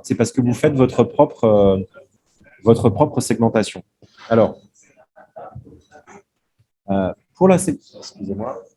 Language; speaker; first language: French; native; French